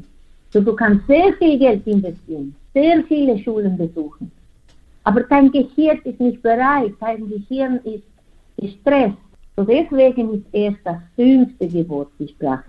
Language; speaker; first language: German; non-native, fluent; Spanish